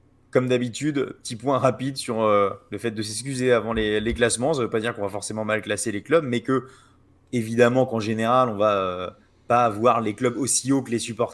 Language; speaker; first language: French; native; French